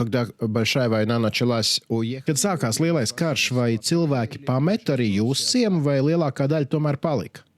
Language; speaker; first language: Latvian; native; Latvian